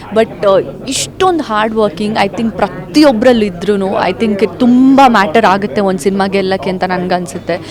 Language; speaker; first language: Kannada; non-native, local second language; Tulu